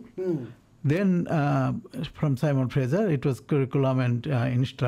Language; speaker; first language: English; non-native, local second language; Bangla